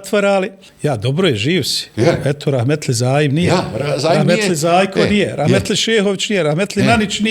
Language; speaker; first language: Bosnian; native; Bosnian